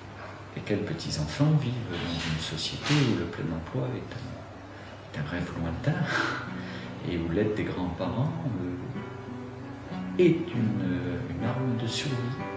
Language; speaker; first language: French; native; French